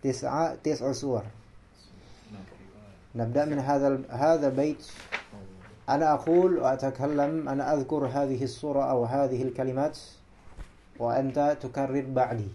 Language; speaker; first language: Arabic; non-native, fluent; Indonesian